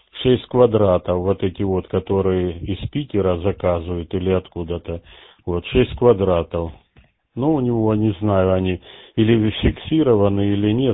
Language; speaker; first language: Russian; native; Russian